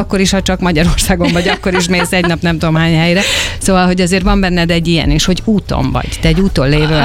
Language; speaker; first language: Hungarian; native; Hungarian